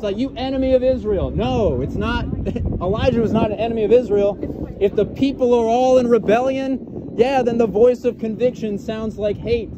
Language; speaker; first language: English; native; English